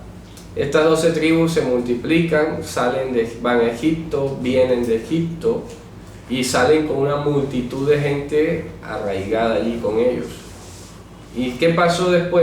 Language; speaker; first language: Spanish; native; Spanish